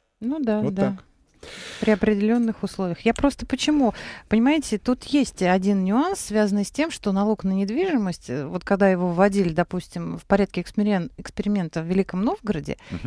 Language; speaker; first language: Russian; native; Russian